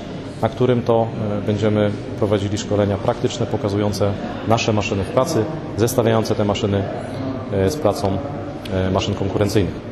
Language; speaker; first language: Polish; native; Polish